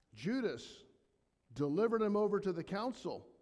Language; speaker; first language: English; native; English